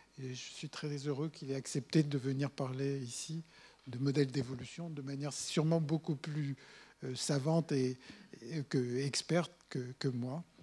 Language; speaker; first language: French; native; French